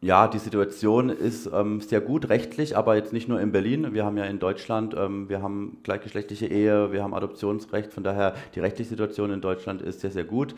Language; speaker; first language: German; native; German